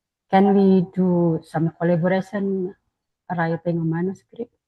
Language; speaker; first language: English; non-native, fluent; Indonesian